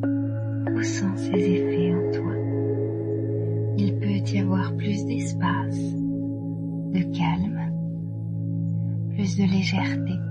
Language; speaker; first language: French; native; French